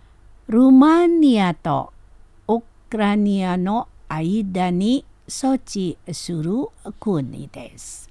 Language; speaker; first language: Japanese; non-native, fluent; Indonesian